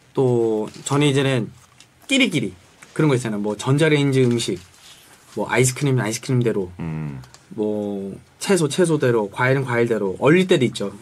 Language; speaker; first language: Korean; early bilingual, heritage; Korean